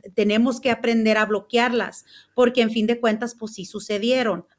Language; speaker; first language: Spanish; early bilingual, heritage; Spanish